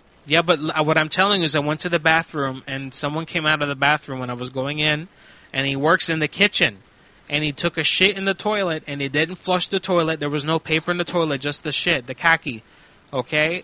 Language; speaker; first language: English; native; English